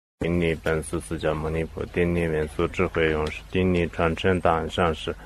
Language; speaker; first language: Chinese; native; Chinese